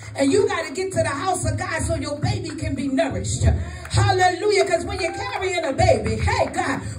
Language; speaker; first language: English; native; English